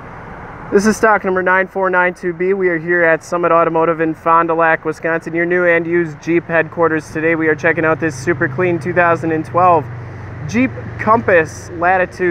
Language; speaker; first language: English; native; English